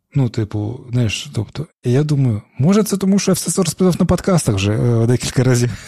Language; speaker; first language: Ukrainian; non-native, local second language; Crimean Tatar